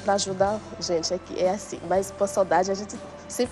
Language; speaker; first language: Portuguese; non-native, learner; Haitian Creole